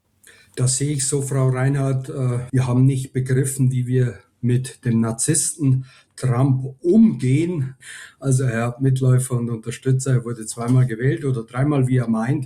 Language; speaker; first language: German; native; German